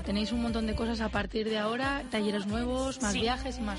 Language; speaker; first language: Spanish; native; Spanish